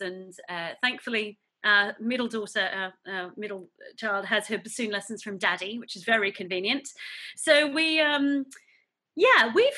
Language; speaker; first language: English; native; English